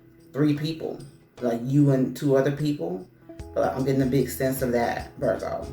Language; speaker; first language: English; native; English